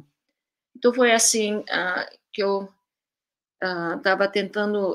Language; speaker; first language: Portuguese; early bilingual, heritage; Portuguese